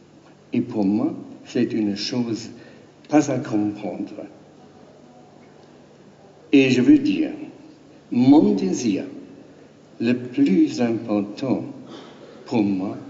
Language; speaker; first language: French; non-native, learner; German